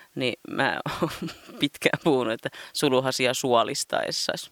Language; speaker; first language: Finnish; native; Finnish